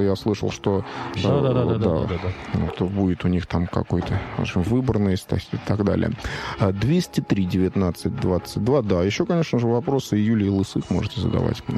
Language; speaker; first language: Russian; native; Russian